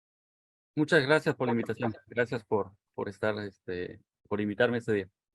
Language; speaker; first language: Spanish; native; Spanish